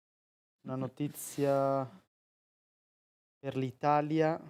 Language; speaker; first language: Italian; native; Italian